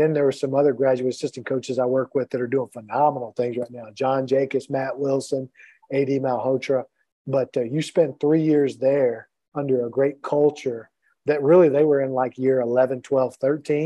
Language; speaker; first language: English; native; English